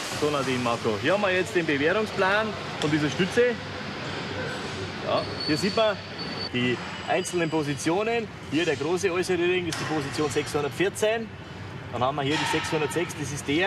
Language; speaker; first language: German; native; German